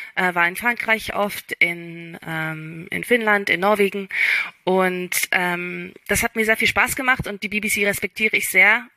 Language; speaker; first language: German; early bilingual, other home language; English